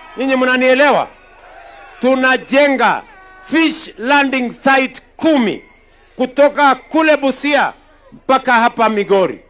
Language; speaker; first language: Swahili; non-native, local second language; Kalenjin